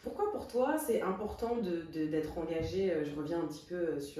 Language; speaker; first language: French; native; French